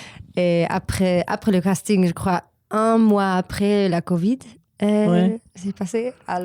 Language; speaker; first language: French; non-native, learner; German